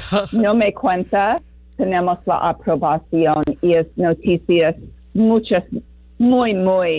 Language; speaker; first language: Spanish; non-native, fluent; English